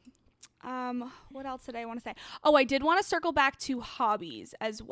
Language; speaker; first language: English; native; English